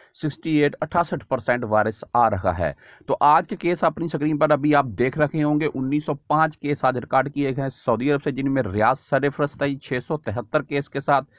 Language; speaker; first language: Urdu; native; Urdu